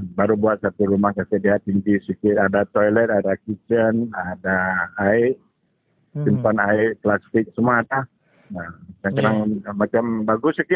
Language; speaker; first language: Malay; non-native, local second language; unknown